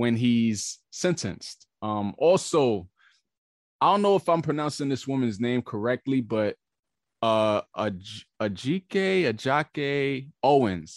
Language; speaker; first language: English; native; English